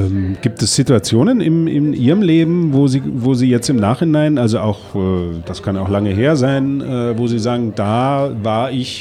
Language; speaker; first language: German; native; German